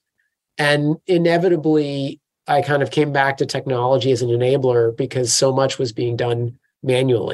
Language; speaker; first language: English; native; English